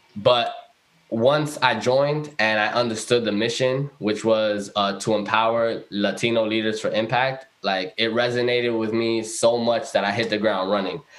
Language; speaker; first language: English; early bilingual, other home language; Spanish